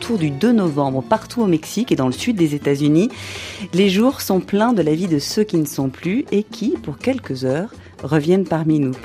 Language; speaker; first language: French; native; French